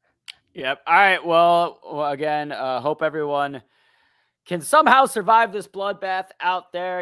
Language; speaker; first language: English; native; English